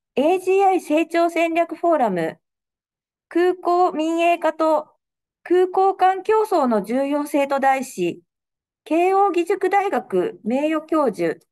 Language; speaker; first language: Japanese; native; Japanese